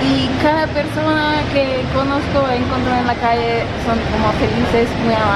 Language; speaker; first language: Spanish; non-native, fluent; Hungarian